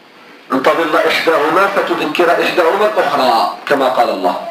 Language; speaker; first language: Arabic; native; Arabic